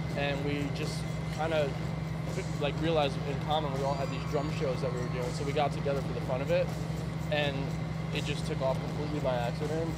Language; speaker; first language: English; native; English